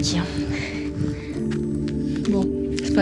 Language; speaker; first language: French; native; French